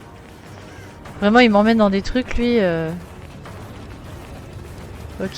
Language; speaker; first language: French; native; French